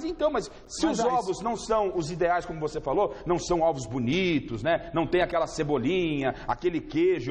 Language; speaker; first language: Portuguese; native; Portuguese